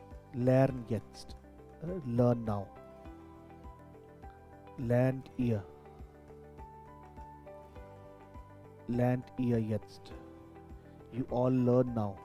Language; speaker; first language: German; non-native, fluent; Hindi